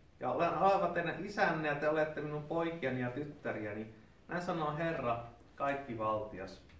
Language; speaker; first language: Finnish; native; Finnish